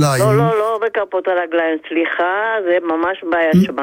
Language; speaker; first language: Hebrew; non-native, fluent; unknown